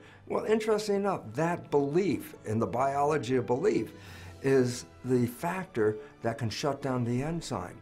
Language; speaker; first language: English; native; English